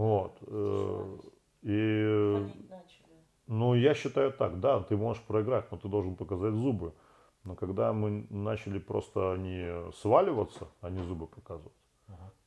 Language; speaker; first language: Russian; native; Russian